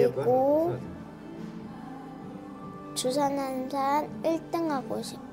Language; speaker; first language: Korean; early bilingual, other home language; Mongolian